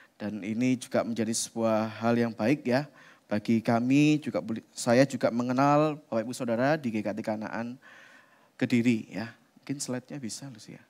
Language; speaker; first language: Indonesian; native; Indonesian